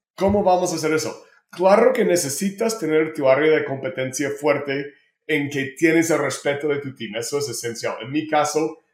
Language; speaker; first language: Spanish; non-native, fluent; English